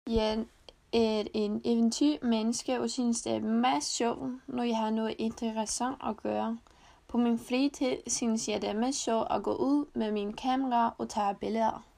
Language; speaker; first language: Danish; non-native, learner; Icelandic